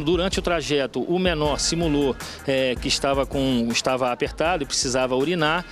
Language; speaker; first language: Portuguese; native; Portuguese